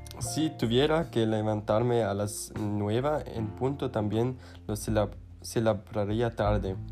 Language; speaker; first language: Spanish; non-native, learner; German